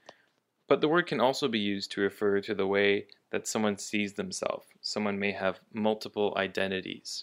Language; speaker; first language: English; native; English